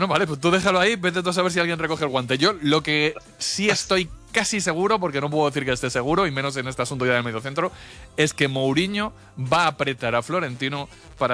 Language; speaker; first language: Spanish; native; Spanish